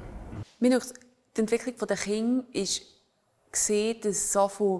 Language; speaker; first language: German; native; German